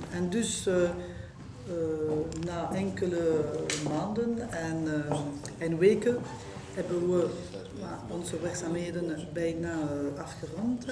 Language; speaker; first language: Dutch; non-native, local second language; French